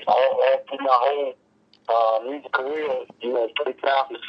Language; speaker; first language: English; native; English